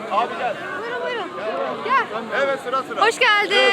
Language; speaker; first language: Turkish; native; Turkish